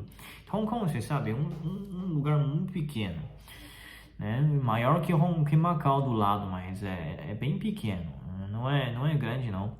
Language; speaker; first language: Portuguese; non-native, fluent; Chinese